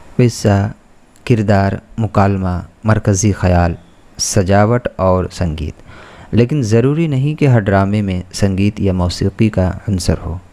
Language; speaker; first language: Hindi; native; Hindi